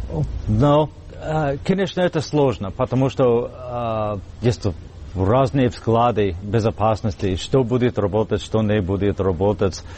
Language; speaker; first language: Russian; non-native, fluent; English